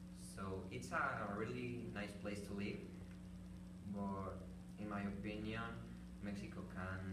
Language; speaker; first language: English; non-native, learner; Spanish